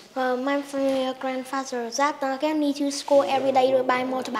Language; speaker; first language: English; non-native, learner; Vietnamese